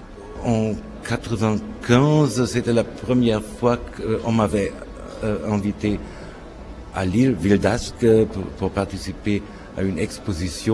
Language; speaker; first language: French; non-native, fluent; German